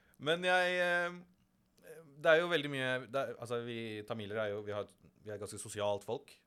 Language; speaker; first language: Norwegian; early bilingual, other home language; Tamil